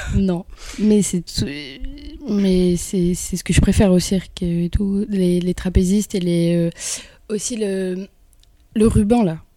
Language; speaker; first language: French; early bilingual, other home language; Kabyle